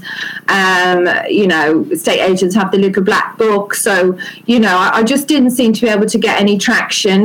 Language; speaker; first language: English; native; English